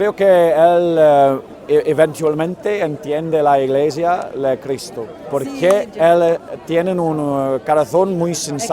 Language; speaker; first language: Spanish; non-native, learner; English